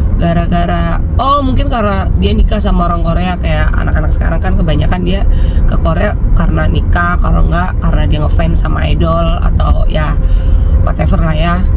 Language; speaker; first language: Indonesian; native; Indonesian